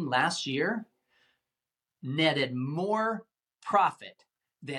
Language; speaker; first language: English; native; English